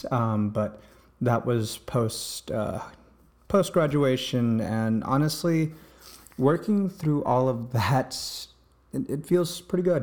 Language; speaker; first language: English; native; English